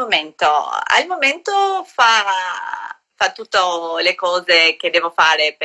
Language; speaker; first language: Italian; non-native, learner; Albanian